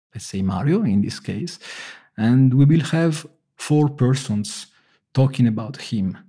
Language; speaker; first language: English; non-native, fluent; Italian